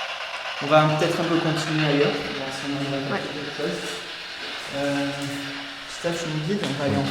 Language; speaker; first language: French; native; French